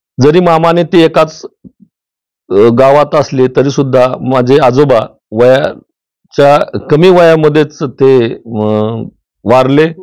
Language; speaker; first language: Marathi; native; Marathi